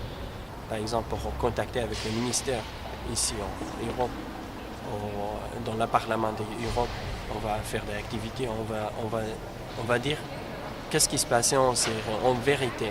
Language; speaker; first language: French; non-native, learner; Kurdish